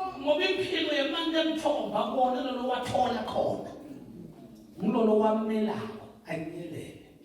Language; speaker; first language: Zulu; non-native, local second language; Swati